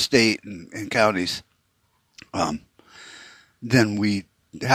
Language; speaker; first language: English; native; English